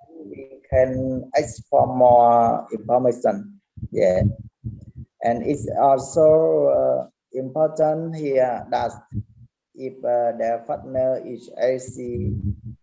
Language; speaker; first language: English; non-native, learner; Khmer